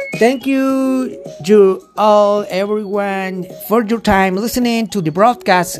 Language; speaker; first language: English; non-native, learner; Spanish